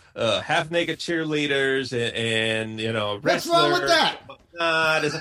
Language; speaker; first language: English; non-native, fluent; Spanish